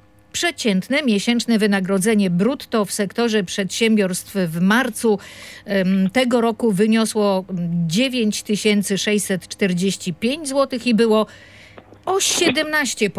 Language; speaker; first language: Polish; native; Polish